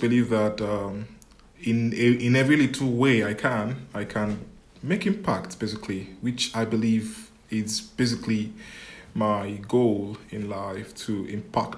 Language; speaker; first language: English; non-native, local second language; Igbo